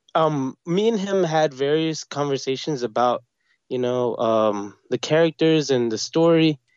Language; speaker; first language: English; native; English